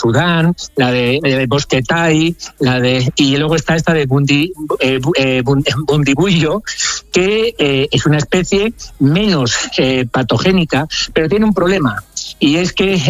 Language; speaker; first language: Spanish; native; Spanish